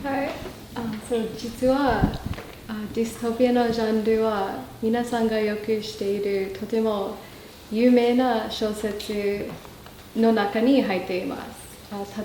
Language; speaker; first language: Japanese; non-native, fluent; English